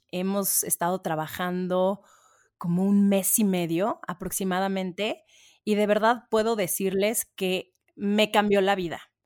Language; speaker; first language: Spanish; native; Spanish